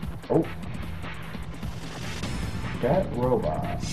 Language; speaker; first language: English; native; English